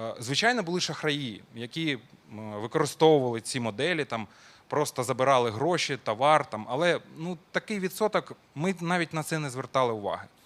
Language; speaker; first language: Ukrainian; non-native, local second language; Russian